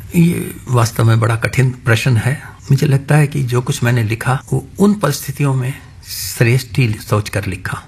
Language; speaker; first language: Hindi; non-native, local second language; Punjabi